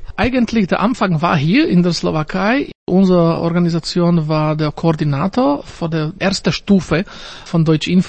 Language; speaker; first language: German; non-native, fluent; Slovak